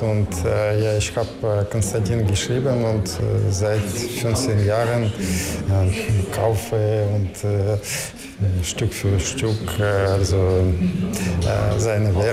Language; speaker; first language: German; non-native, learner; Russian